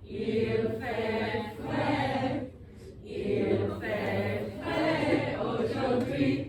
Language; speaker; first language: French; non-native, local second language; English